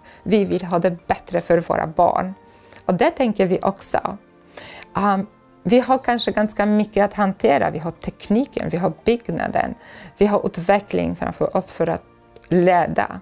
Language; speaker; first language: Swedish; non-native, fluent; Polish